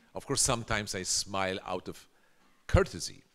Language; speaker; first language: English; non-native, fluent; Polish